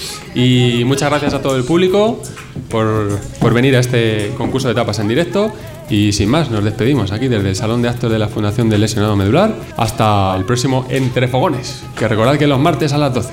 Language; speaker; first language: Spanish; native; Spanish